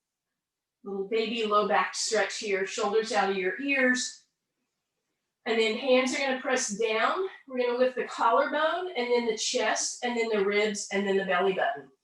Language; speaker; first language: English; native; English